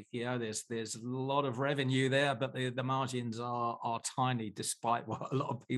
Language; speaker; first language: English; native; English